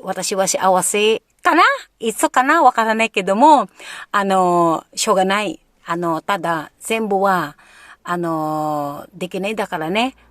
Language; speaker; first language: Japanese; non-native, learner; Filipino